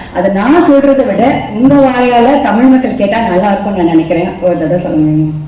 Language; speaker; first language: Tamil; native; Tamil